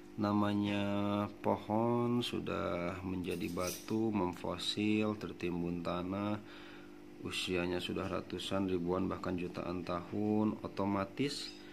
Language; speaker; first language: Indonesian; non-native, local second language; Sundanese